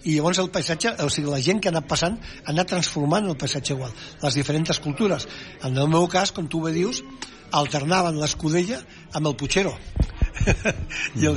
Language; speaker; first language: Catalan; native; Catalan